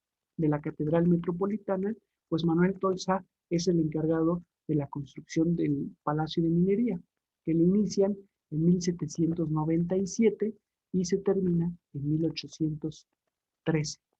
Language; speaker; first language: Spanish; native; Spanish